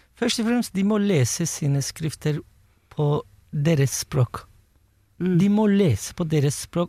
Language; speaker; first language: Norwegian; non-native, fluent; Turkish